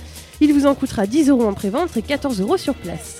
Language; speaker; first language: French; native; French